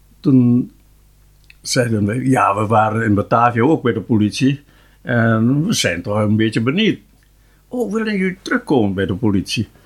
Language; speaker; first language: Dutch; non-native, local second language; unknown